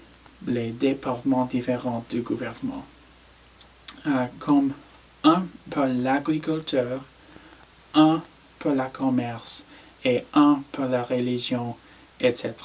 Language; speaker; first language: French; non-native, learner; English